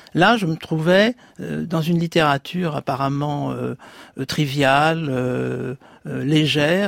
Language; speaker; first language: French; native; French